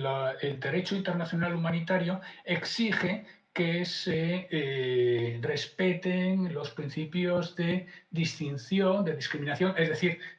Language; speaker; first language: Spanish; native; Spanish